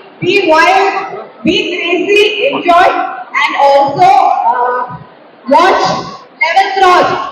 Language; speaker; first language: English; non-native, local second language; Malayalam